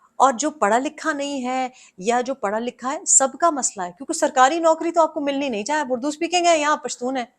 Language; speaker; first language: Urdu; non-native, local second language; Pashto